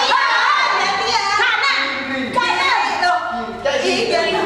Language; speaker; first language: Indonesian; native; Indonesian